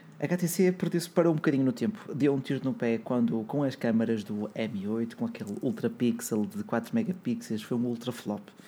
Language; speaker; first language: Portuguese; native; Portuguese